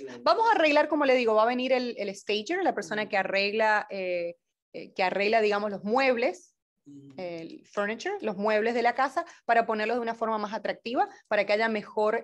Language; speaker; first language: Spanish; native; Spanish